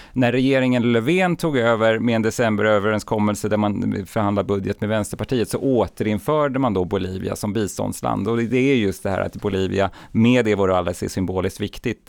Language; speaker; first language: Swedish; native; Swedish